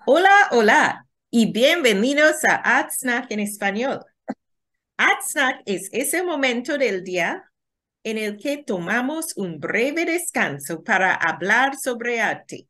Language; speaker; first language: Spanish; non-native, learner; English